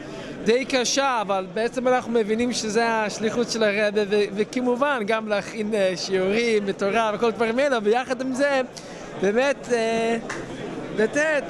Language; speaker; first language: Hebrew; non-native, fluent; English